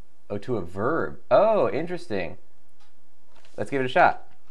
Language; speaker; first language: English; native; English